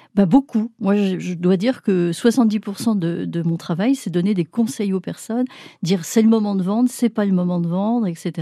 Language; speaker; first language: French; native; French